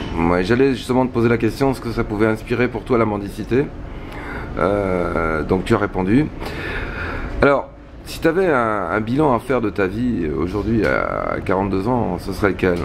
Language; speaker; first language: French; native; French